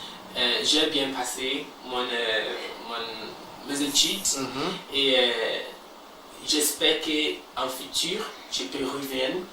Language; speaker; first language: French; non-native, learner; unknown